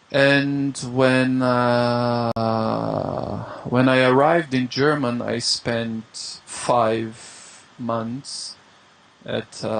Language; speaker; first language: English; non-native, fluent; Portuguese